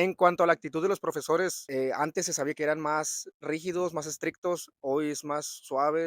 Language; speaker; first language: Spanish; native; Spanish